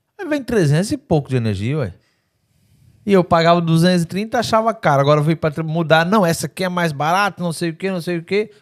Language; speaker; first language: Portuguese; native; Portuguese